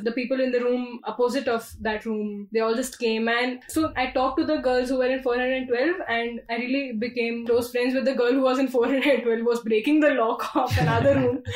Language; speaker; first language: English; non-native, local second language; Hindi